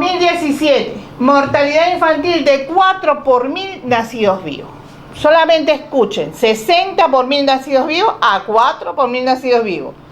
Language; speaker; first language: Spanish; native; Spanish